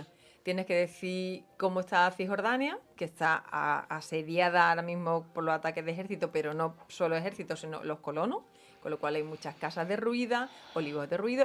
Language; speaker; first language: Spanish; native; Spanish